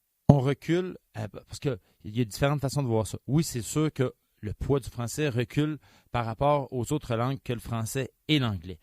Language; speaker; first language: French; native; French